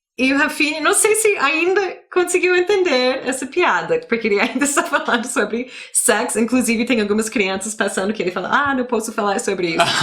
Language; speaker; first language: Portuguese; non-native, fluent; English